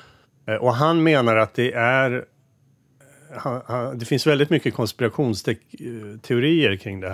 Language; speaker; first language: Swedish; native; Swedish